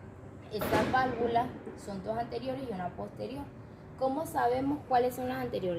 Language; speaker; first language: Spanish; native; Spanish